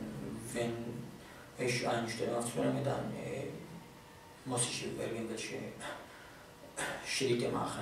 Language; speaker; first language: German; non-native, fluent; Arabic